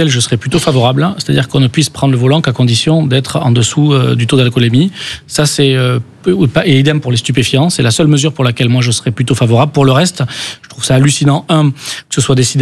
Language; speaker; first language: French; native; French